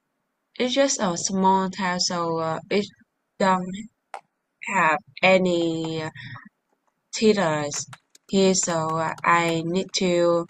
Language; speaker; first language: English; non-native, learner; Vietnamese